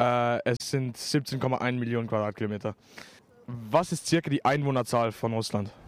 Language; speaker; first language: German; non-native, local second language; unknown